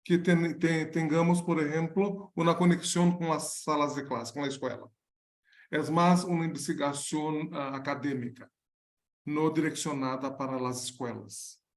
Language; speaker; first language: Spanish; non-native, learner; Portuguese